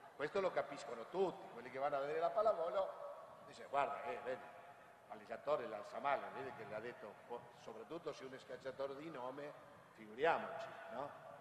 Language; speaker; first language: Italian; non-native, fluent; Spanish